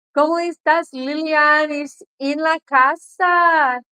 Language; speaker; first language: Spanish; non-native, learner; English